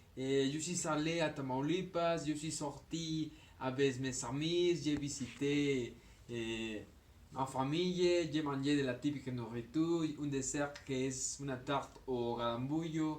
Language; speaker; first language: French; non-native, learner; Spanish